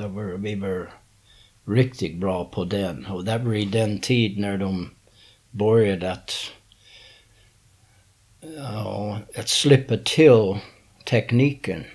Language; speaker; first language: Swedish; non-native, learner; English